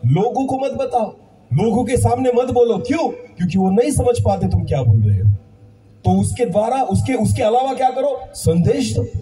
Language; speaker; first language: Hindi; non-native, local second language; Marathi